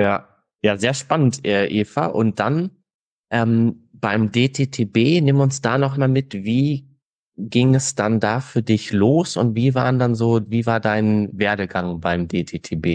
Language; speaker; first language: German; native; German